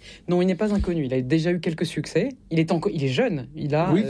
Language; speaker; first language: French; native; French